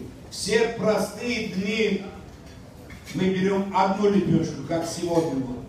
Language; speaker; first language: Russian; non-native, local second language; Tajik